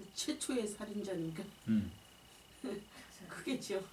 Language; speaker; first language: Korean; native; Korean